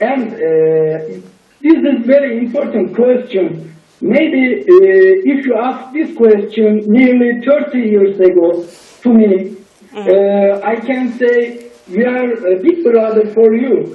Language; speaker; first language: English; non-native, learner; Turkish